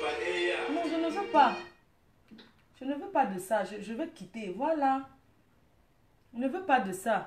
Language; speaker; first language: French; non-native, local second language; Lingala